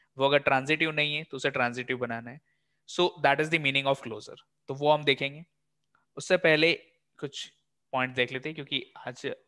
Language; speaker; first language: Hindi; native; Hindi